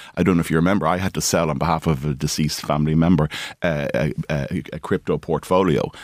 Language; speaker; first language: English; native; English